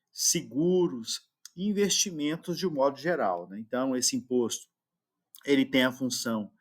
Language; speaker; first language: Portuguese; native; Portuguese